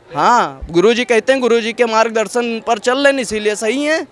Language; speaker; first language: Hindi; native; Hindi